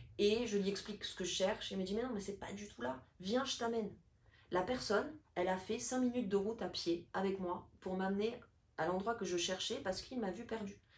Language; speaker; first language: French; native; French